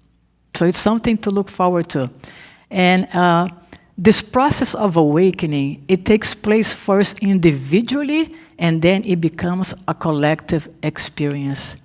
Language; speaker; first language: English; non-native, fluent; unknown